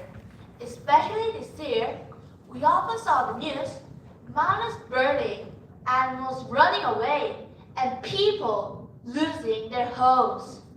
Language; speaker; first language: English; non-native, learner; Korean